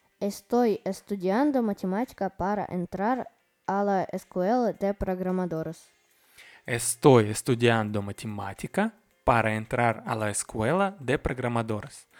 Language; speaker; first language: Spanish; non-native, learner; Russian